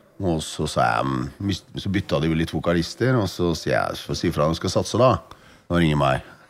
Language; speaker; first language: Norwegian; native; Norwegian